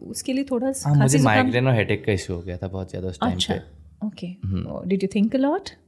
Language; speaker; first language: Hindi; non-native, local second language; Bangla